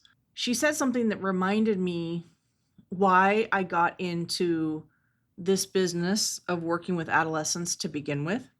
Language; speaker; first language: English; native; English